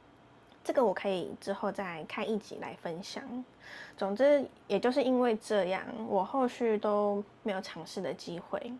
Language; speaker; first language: Chinese; native; Chinese